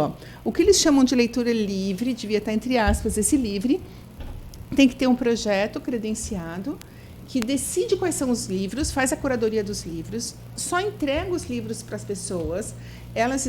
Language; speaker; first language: Portuguese; native; Portuguese